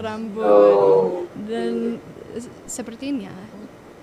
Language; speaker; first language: Indonesian; non-native, fluent; English